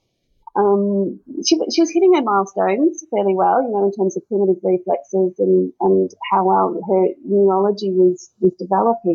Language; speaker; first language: English; native; English